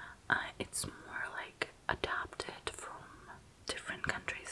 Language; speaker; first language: English; non-native, fluent; Russian